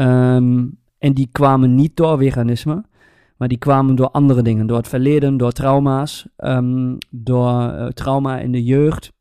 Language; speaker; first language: Dutch; native; Dutch